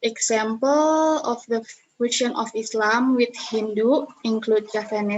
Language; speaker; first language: English; non-native, learner; Indonesian